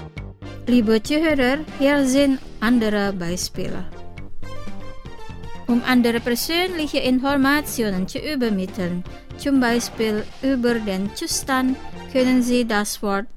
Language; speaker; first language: German; non-native, fluent; Indonesian